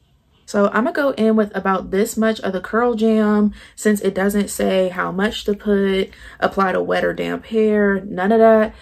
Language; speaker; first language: English; native; English